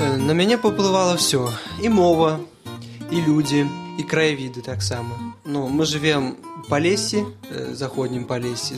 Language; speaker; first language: Belarusian; non-native, local second language; Russian